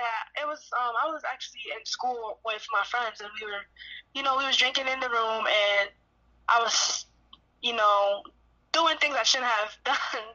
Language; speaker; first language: English; native; English